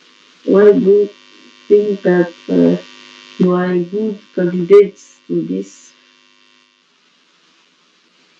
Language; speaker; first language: English; non-native, learner; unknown